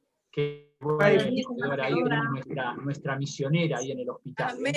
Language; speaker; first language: Spanish; native; Spanish